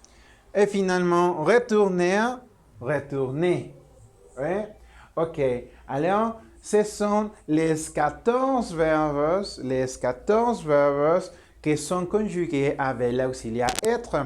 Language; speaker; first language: French; non-native, learner; Spanish